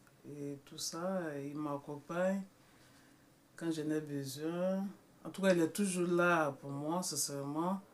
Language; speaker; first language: French; non-native, learner; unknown